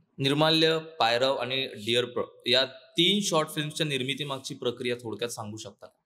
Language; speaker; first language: Marathi; native; Marathi